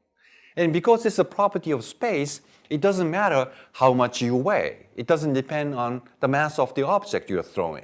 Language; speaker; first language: English; non-native, fluent; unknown